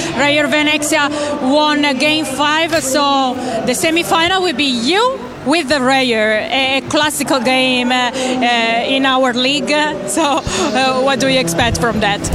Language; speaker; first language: English; non-native, fluent; Italian